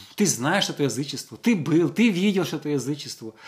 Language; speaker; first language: Russian; non-native, local second language; Ukrainian